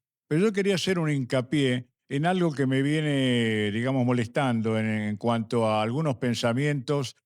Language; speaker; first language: Spanish; native; Spanish